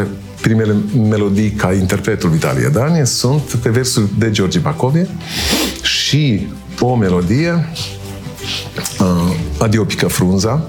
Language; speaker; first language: Romanian; native; Romanian